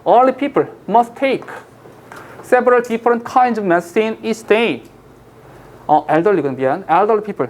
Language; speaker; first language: English; non-native, fluent; Korean